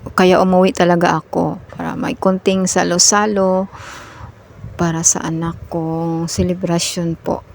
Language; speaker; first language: Filipino; non-native, local second language; Cebuano